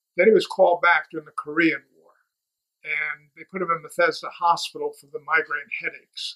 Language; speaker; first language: English; native; English